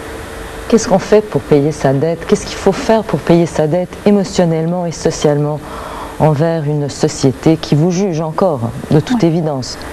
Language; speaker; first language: French; native; French